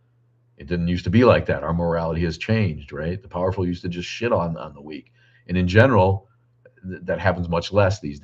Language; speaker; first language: English; native; English